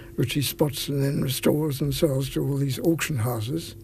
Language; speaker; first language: English; native; English